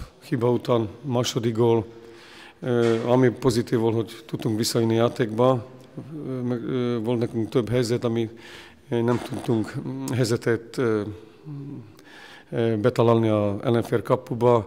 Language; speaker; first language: Hungarian; non-native, learner; Slovak